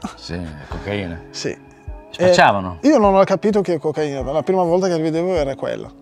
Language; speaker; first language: Italian; non-native, fluent; Arabic